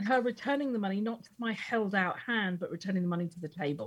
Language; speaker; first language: English; native; English